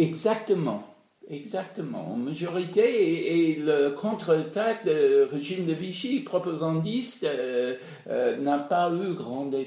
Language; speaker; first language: French; non-native, fluent; English